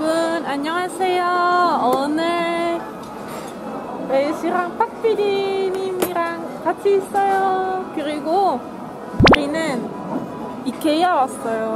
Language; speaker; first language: Korean; non-native, learner; Dutch